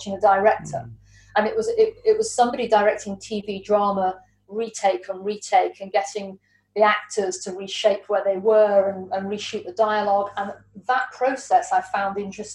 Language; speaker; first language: English; native; English